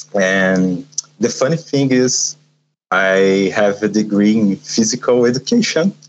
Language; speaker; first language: English; non-native, learner; Portuguese